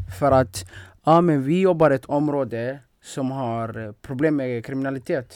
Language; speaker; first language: Swedish; non-native, fluent; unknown